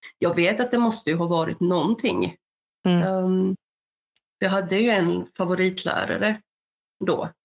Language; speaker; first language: Swedish; early bilingual, other home language; Bosnian